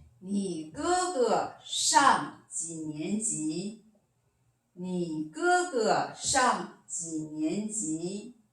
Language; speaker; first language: Chinese; non-native, fluent; Korean